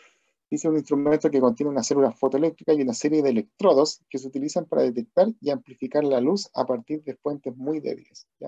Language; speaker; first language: Spanish; native; Spanish